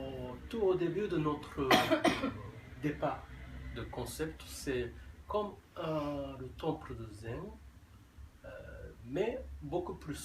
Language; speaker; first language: French; non-native, fluent; Japanese